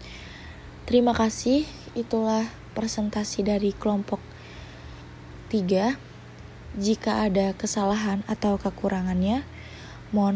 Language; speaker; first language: Indonesian; native; Indonesian